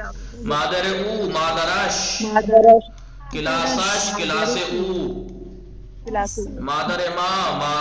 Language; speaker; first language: Persian; non-native, fluent; Urdu